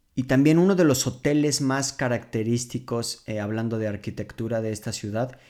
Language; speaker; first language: Spanish; native; Spanish